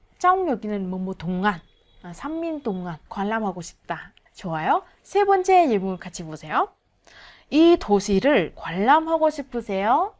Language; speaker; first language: Korean; non-native, learner; Vietnamese